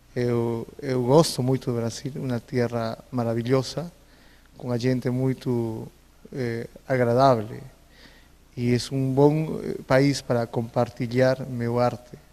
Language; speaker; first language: Portuguese; non-native, fluent; Spanish